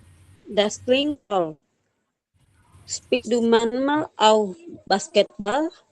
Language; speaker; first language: German; non-native, learner; Indonesian